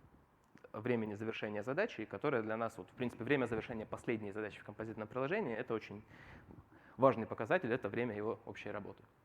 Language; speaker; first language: Russian; native; Russian